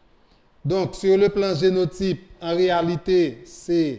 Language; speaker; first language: French; non-native, local second language; Haitian Creole